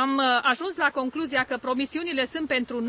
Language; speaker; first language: Romanian; native; Romanian